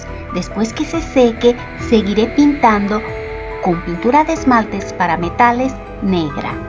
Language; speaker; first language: Spanish; native; Spanish